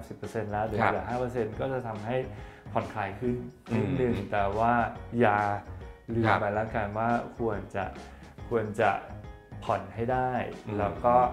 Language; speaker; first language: Thai; native; Thai